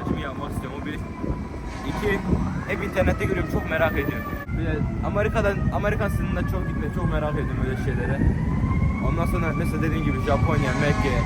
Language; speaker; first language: Turkish; early bilingual, heritage; Turkish